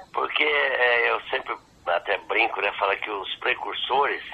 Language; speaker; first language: Portuguese; native; Portuguese